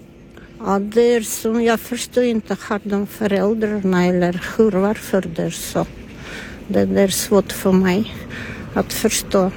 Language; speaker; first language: Swedish; non-native, learner; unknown